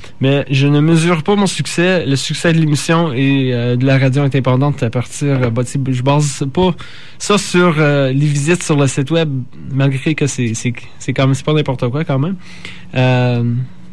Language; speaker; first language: French; native; French